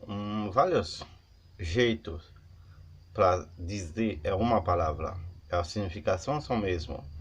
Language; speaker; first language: Portuguese; non-native, learner; Haitian Creole